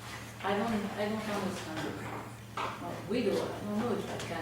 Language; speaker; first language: English; non-native, fluent; French